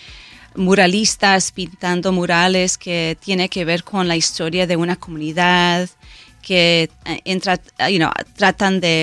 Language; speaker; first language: Spanish; early bilingual, heritage; Spanish